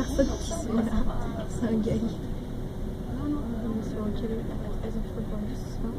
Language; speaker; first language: French; native; French